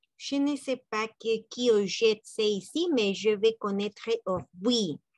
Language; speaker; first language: French; non-native, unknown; Spanish